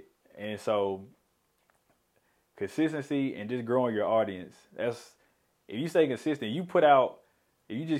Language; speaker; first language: English; native; English